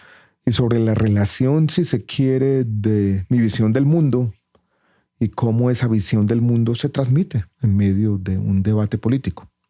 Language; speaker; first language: Spanish; native; Spanish